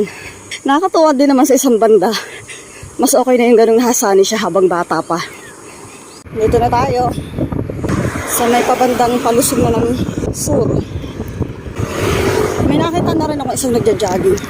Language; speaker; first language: Filipino; native; Filipino